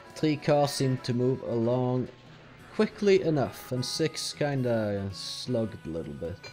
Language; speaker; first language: English; non-native, fluent; Norwegian